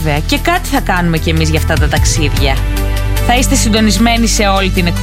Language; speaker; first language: Greek; native; Greek